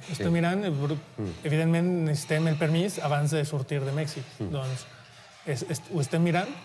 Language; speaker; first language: Catalan; non-native, fluent; Spanish